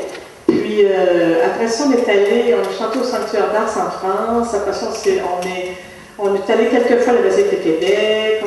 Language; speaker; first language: French; native; French